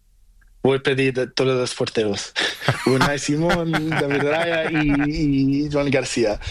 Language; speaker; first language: Spanish; non-native, learner; Portuguese